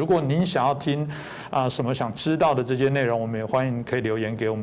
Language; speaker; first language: Chinese; native; Chinese